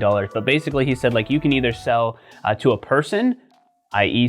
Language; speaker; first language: English; native; English